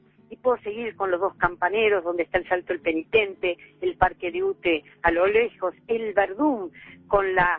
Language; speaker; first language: Spanish; native; Spanish